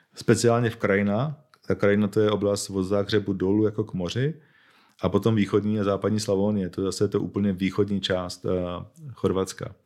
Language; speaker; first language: Czech; native; Czech